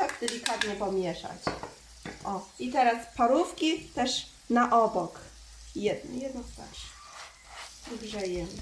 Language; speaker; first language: Polish; non-native, learner; Chinese